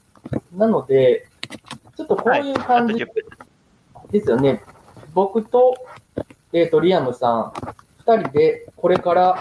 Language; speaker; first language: Japanese; native; Japanese